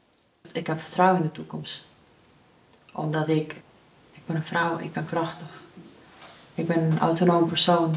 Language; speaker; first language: Dutch; early bilingual, other home language; Persian